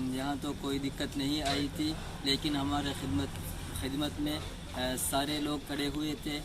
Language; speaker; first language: Hindi; non-native, fluent; Tamil